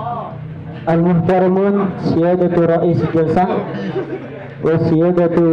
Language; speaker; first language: Arabic; non-native, learner; Indonesian